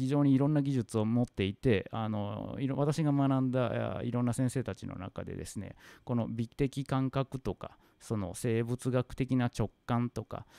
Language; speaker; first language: Japanese; native; Japanese